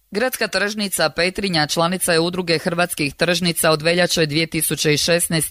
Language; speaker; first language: Serbian; native; Serbian